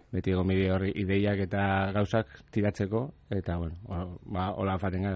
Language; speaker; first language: Basque; native; Basque